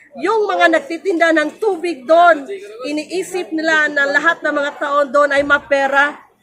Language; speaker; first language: Filipino; native; Filipino